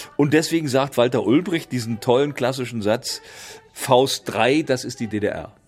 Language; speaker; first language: German; native; German